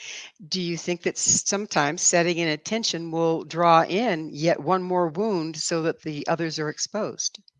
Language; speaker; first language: English; native; English